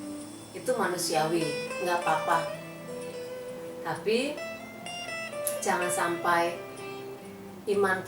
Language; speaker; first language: Indonesian; native; Indonesian